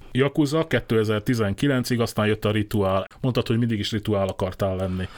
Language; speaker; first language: Hungarian; native; Hungarian